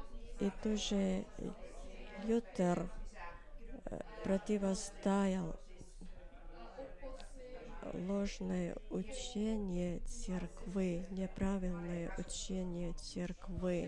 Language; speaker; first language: Russian; non-native, learner; Finnish